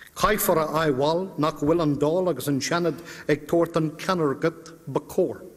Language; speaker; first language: Irish; non-native, local second language; English